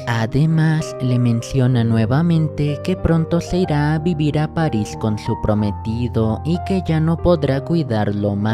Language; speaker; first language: Spanish; native; Spanish